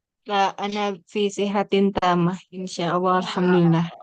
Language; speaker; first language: Arabic; non-native, learner; Indonesian